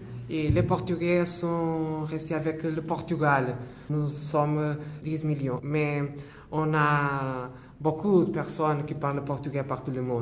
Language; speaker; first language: French; non-native, fluent; Portuguese